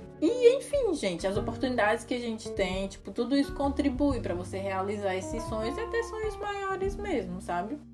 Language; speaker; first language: Portuguese; native; Portuguese